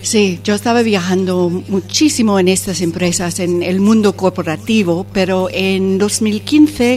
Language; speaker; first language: Spanish; non-native, fluent; English